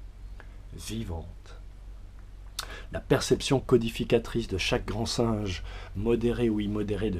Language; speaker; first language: French; native; French